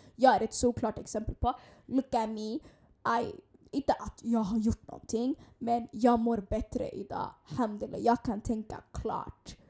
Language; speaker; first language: Swedish; early bilingual, other home language; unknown